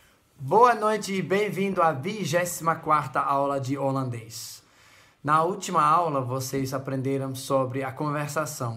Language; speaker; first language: Portuguese; non-native, fluent; Dutch